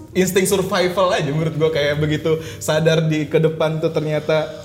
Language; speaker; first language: Indonesian; native; Indonesian